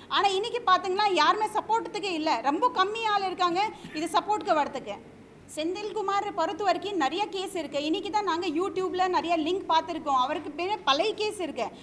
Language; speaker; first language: Tamil; non-native, local second language; Hindi